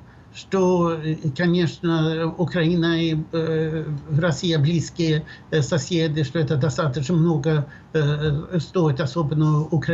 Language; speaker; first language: Russian; non-native, fluent; Swedish